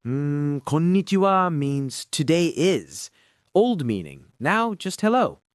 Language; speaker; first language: English; non-native, learner; Japanese